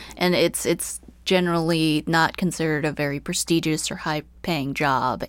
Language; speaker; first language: English; early bilingual, other home language; Chinese